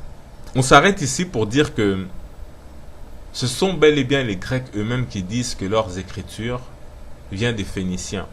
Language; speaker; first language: French; non-native, local second language; Lingala